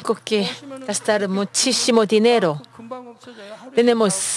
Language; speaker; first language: Spanish; non-native, fluent; Korean